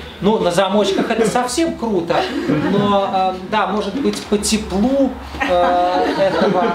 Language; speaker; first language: Russian; native; Russian